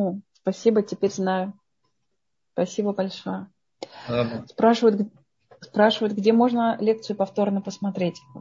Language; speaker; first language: Russian; native; Russian